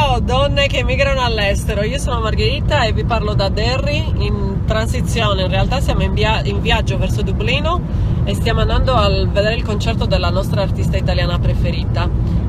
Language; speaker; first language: Italian; native; Italian